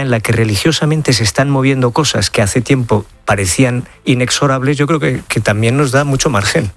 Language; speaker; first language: Spanish; native; Spanish